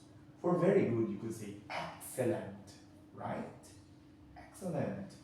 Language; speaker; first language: English; non-native, fluent; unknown